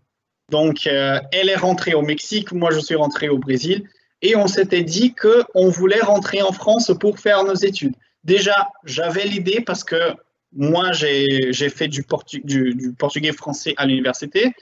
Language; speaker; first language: French; non-native, fluent; Portuguese